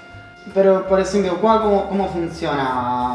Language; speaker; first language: Italian; non-native, learner; Spanish